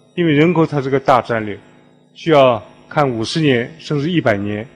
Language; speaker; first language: Chinese; native; Chinese